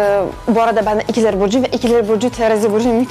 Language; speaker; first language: Turkish; non-native, fluent; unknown